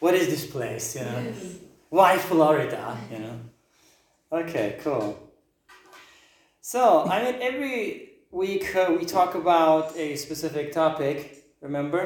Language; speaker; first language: English; non-native, fluent; Turkish